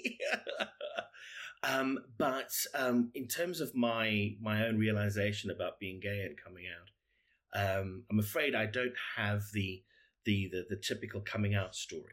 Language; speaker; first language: English; native; English